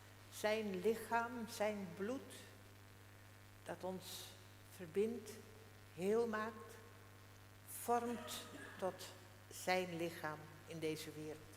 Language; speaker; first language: Dutch; non-native, local second language; Western Frisian